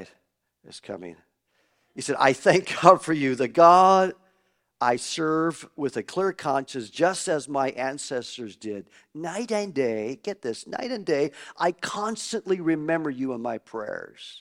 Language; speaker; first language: English; native; English